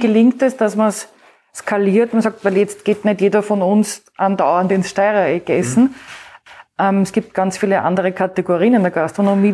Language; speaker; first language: German; native; German